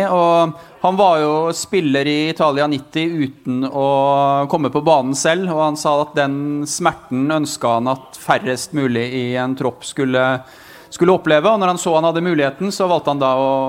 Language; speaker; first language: Norwegian; native; Norwegian